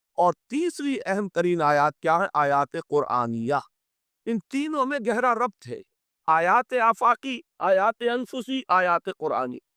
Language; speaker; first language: Urdu; native; Urdu